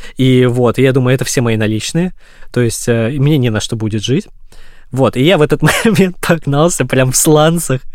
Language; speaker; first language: Russian; native; Russian